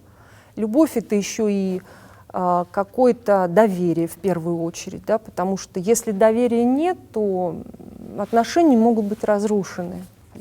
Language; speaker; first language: Russian; native; Russian